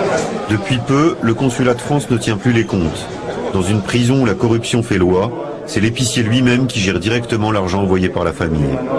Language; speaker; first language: French; native; French